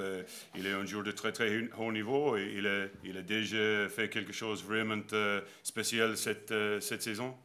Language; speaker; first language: French; non-native, learner; English